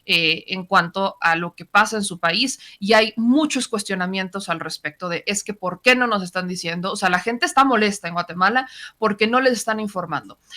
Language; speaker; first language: Spanish; native; Spanish